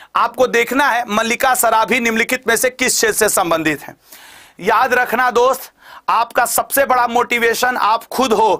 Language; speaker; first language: Hindi; native; Hindi